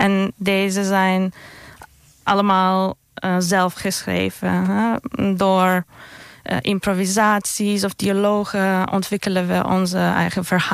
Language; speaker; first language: Dutch; non-native, fluent; Turkish